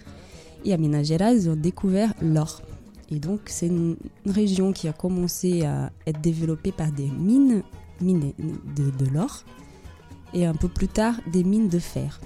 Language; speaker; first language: French; non-native, fluent; Portuguese